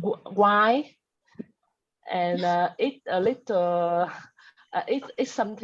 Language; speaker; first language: English; non-native, learner; Vietnamese